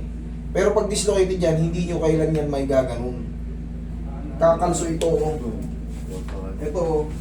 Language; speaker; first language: Filipino; native; Filipino